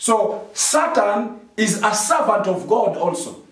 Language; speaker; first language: English; non-native, local second language; Swahili